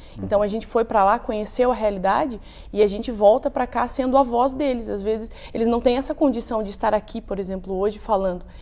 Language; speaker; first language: Portuguese; native; Portuguese